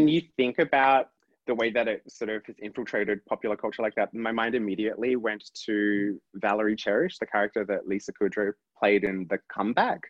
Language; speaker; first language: English; native; English